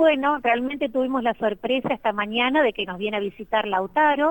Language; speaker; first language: Spanish; native; Spanish